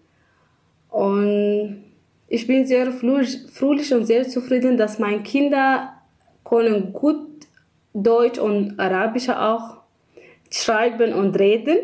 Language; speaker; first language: German; non-native, learner; Kurdish